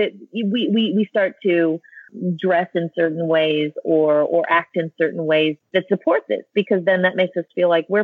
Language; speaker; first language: English; native; English